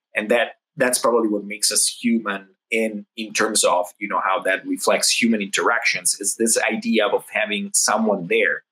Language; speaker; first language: English; non-native, fluent; Italian